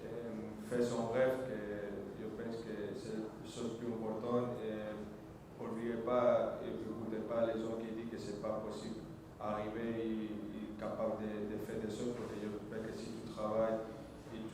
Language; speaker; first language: French; non-native, fluent; Spanish